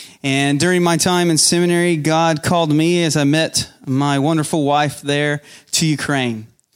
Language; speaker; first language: English; native; English